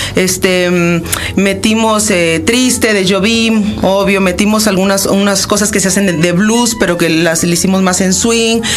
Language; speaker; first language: Spanish; native; Spanish